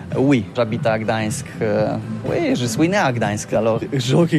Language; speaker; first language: French; non-native, learner; Polish